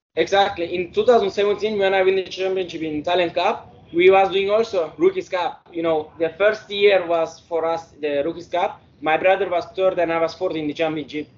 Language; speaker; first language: Norwegian; early bilingual, heritage; Norwegian